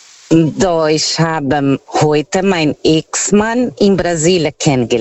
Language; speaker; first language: German; non-native, fluent; Portuguese